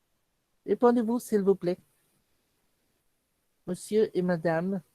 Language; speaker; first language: French; non-native, fluent; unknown